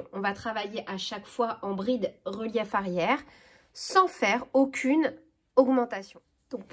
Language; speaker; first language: French; native; French